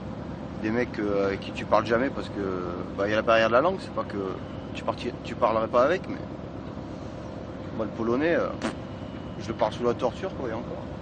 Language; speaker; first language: French; native; French